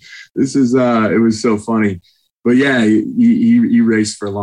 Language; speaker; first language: English; native; English